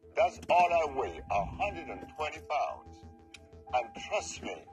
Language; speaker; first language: English; non-native, fluent; Spanish